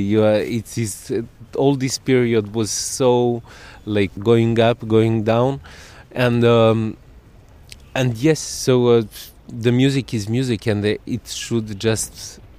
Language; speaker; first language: English; non-native, fluent; Serbian